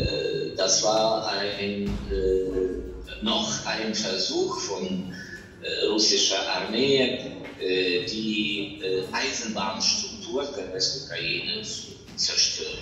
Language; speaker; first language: German; non-native, fluent; Ukrainian